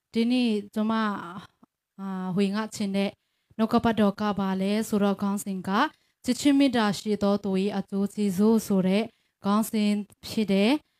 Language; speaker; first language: Burmese; non-native, local second language; Tedim Chin